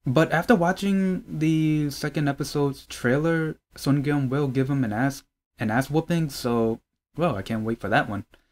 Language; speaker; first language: English; native; English